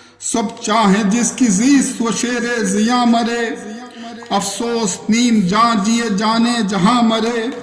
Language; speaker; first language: Urdu; native; Urdu